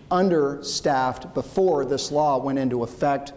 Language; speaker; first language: English; native; English